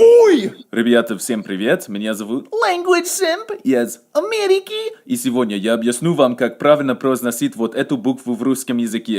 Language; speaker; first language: Russian; non-native, learner; English